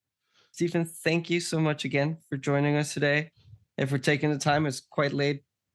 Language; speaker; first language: English; non-native, fluent; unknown